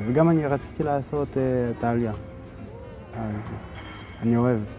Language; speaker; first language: Hebrew; non-native, learner; French